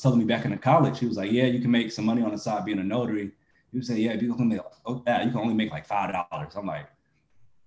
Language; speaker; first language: English; native; English